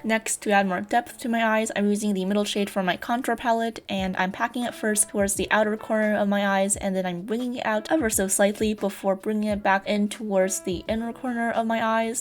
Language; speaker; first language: English; native; English